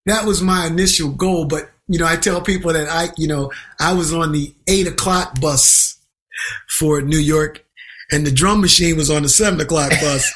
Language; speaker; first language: English; native; English